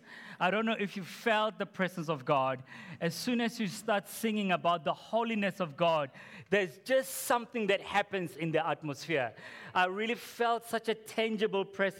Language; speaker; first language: English; non-native, local second language; Tswana